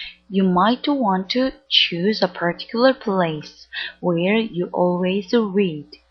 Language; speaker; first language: English; non-native, fluent; Korean